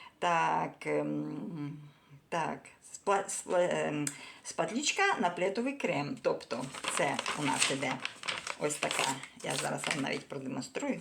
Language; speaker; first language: Ukrainian; non-native, local second language; Russian